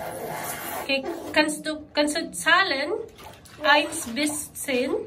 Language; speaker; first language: German; non-native, learner; Filipino